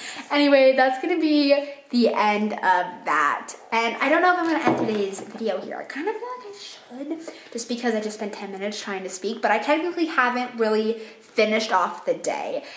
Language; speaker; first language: English; native; English